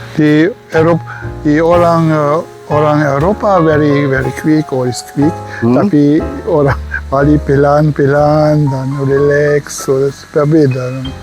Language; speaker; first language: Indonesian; non-native, learner; German